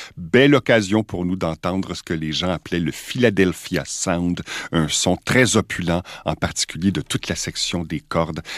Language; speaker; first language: French; native; French